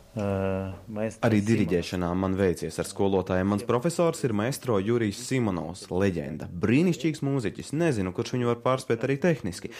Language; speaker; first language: Latvian; native; Latvian